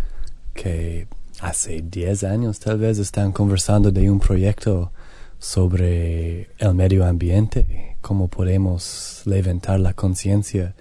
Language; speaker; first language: Spanish; non-native, learner; English